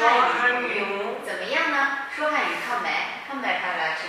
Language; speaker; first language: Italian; non-native, learner; Chinese